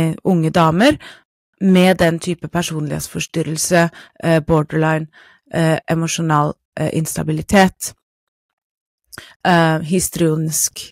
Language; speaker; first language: Norwegian; non-native, fluent; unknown